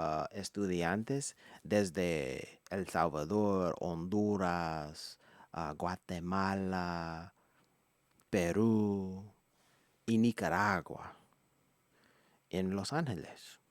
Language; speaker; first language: Spanish; non-native, learner; English